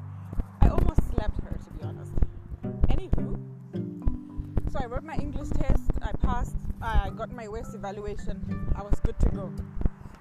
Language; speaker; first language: English; non-native, local second language; Shona